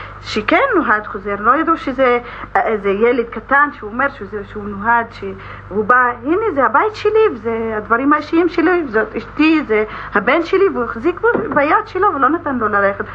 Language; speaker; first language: Hebrew; non-native, local second language; Arabic